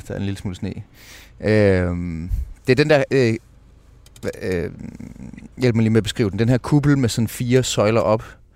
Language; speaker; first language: Danish; native; Danish